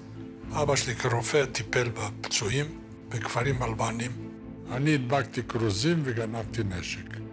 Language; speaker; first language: Hebrew; non-native, fluent; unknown